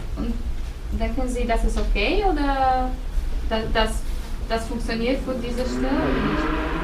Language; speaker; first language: German; non-native, learner; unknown